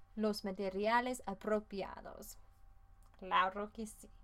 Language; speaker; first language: Spanish; non-native, fluent; English